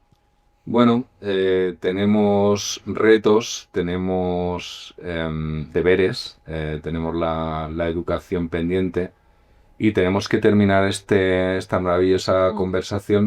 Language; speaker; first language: Spanish; native; Spanish